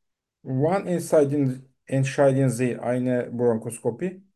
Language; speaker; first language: German; non-native, learner; Turkish